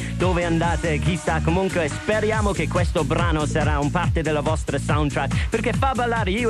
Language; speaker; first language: Italian; non-native, fluent; English